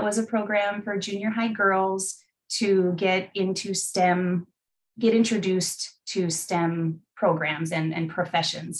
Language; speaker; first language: English; native; English